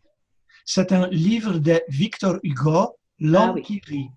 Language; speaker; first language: French; non-native, fluent; Polish